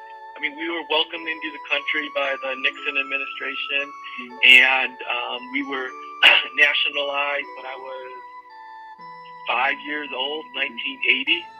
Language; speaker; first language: English; early bilingual, other home language; Vietnamese